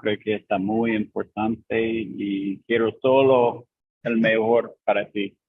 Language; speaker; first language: Spanish; non-native, learner; English